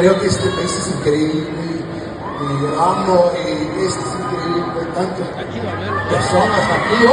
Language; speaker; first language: Spanish; non-native, fluent; English